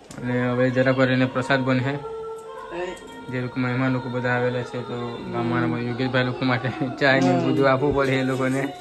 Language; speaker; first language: Gujarati; non-native, local second language; Kukna